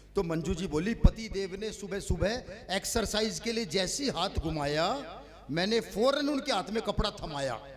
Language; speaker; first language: Hindi; native; Hindi